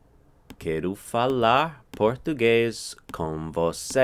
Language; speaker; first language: Portuguese; non-native, fluent; English